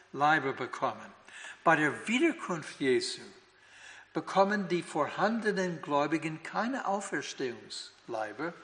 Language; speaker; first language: German; non-native, fluent; English